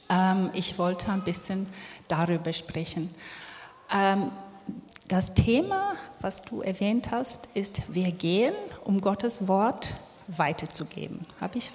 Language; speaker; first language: German; non-native, fluent; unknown